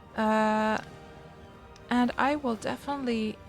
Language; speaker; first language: English; non-native, fluent; Finnish